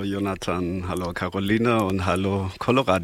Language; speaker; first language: German; non-native, fluent; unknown